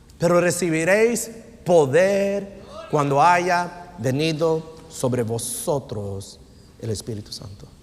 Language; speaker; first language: Spanish; non-native, fluent; English